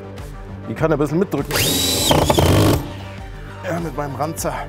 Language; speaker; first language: German; native; German